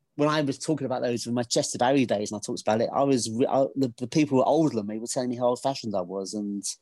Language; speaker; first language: English; native; English